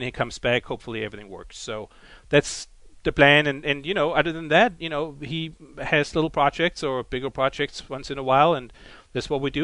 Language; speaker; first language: English; non-native, fluent; German